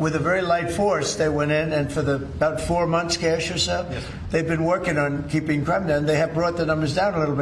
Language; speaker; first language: English; native; English